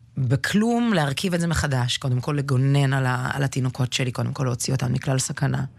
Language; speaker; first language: Hebrew; early bilingual, other home language; Russian